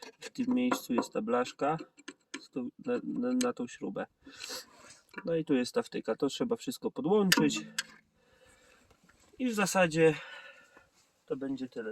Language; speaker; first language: Polish; native; Polish